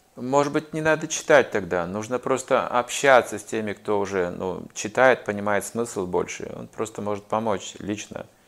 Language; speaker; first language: Russian; native; Russian